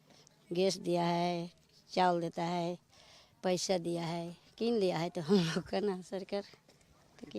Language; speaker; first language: Hindi; non-native, local second language; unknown